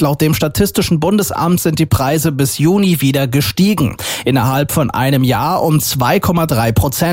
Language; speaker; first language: German; native; German